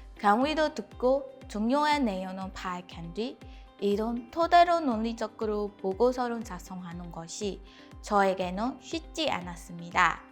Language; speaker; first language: Korean; non-native, fluent; Burmese